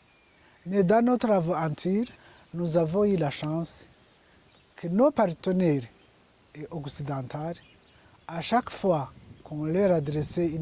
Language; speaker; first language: French; non-native, local second language; Kinyarwanda